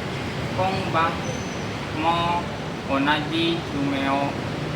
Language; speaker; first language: Japanese; non-native, learner; Indonesian